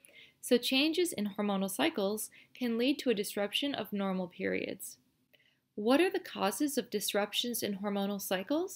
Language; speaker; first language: English; native; English